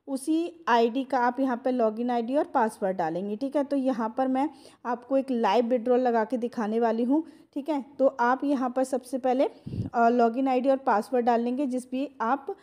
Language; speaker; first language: Hindi; non-native, local second language; Marathi